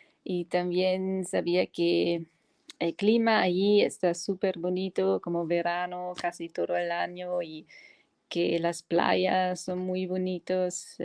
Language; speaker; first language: Spanish; non-native, fluent; German